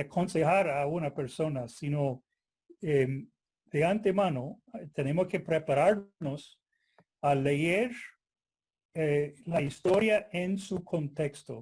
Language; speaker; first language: Spanish; non-native, fluent; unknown